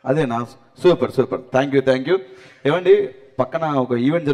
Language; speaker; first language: Telugu; native; Telugu